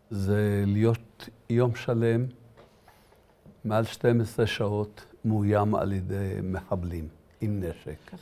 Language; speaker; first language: Hebrew; early bilingual, other home language; Arabic